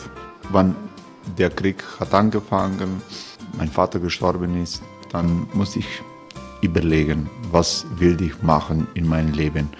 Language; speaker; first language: German; non-native, learner; Croatian